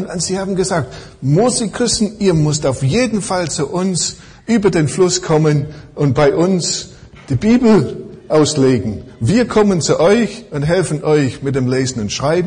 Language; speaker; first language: German; non-native, fluent; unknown